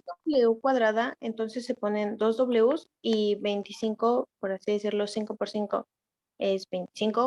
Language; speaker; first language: Spanish; native; Spanish